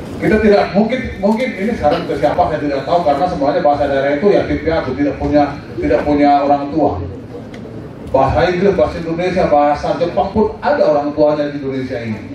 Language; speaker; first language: Indonesian; non-native, local second language; Batak Toba